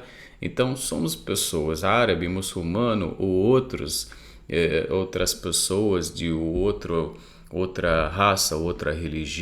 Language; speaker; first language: Portuguese; non-native, fluent; Arabic